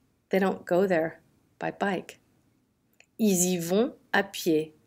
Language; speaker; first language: English; native; English